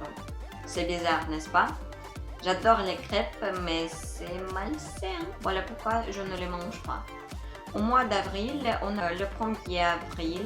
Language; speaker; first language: French; non-native, fluent; Russian